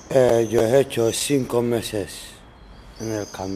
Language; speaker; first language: Spanish; non-native, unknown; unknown